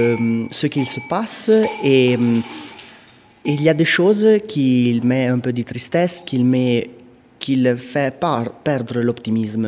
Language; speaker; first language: French; non-native, local second language; Italian